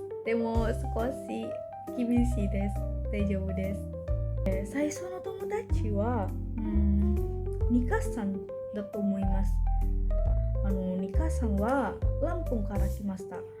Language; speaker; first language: Japanese; non-native, learner; Indonesian